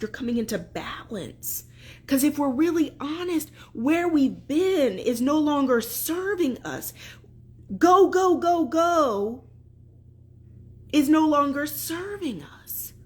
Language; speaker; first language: English; native; English